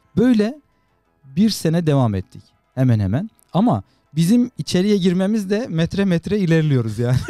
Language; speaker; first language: Turkish; native; Turkish